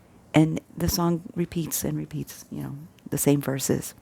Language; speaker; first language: English; native; English